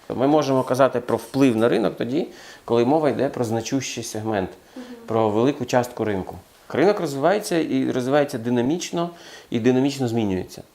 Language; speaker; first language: Ukrainian; non-native, local second language; Russian